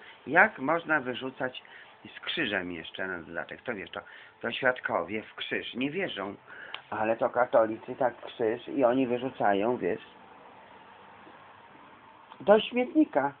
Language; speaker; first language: Polish; native; Polish